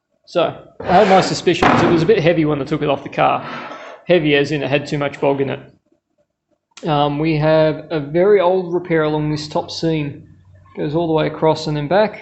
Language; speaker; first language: English; native; English